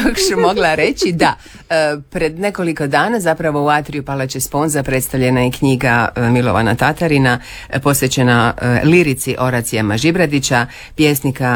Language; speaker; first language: Serbian; native; Serbian